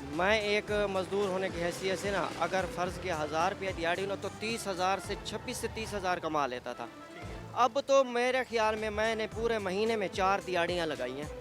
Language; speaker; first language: Urdu; non-native, local second language; Saraiki